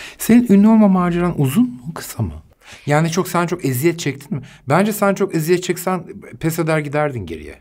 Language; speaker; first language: Turkish; native; Turkish